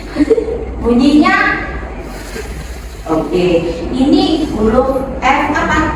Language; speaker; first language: Indonesian; native; Indonesian